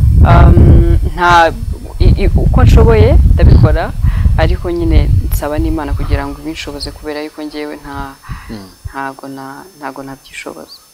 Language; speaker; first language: Kinyarwanda; native; Kinyarwanda